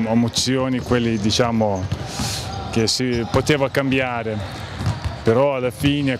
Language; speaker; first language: Italian; non-native, fluent; Lithuanian